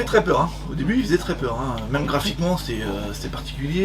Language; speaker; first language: French; native; French